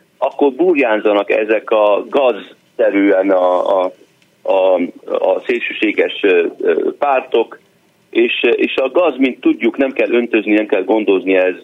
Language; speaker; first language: Hungarian; non-native, fluent; Arabic